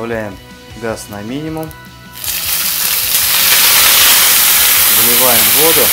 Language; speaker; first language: Russian; native; Russian